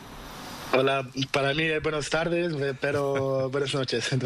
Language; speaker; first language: Spanish; non-native, learner; Portuguese